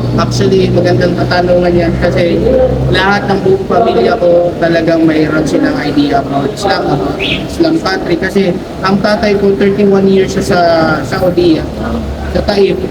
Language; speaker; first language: Filipino; native; Filipino